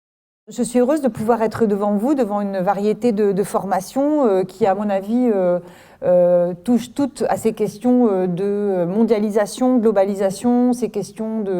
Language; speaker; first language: French; native; French